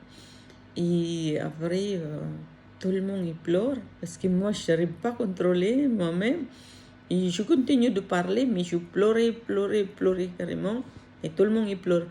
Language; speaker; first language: French; non-native, learner; Filipino